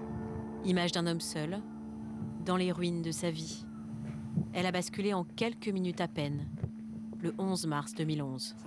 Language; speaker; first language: French; native; French